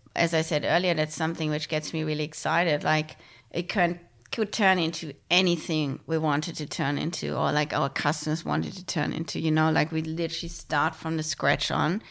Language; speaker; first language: English; non-native, fluent; German